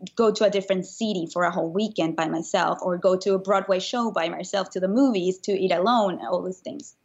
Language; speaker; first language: English; non-native, fluent; Spanish